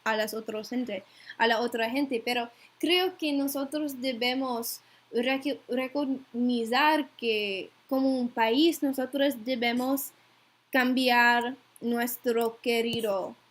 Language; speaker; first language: Spanish; non-native, learner; English